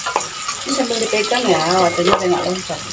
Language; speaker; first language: Indonesian; native; Indonesian